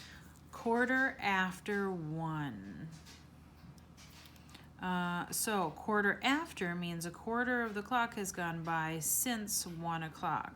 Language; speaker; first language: English; native; English